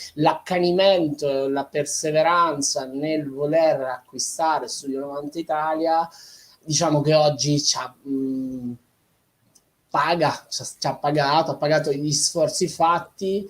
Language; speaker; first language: Italian; native; Italian